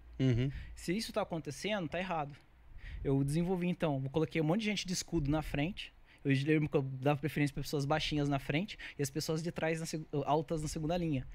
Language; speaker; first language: Portuguese; native; Portuguese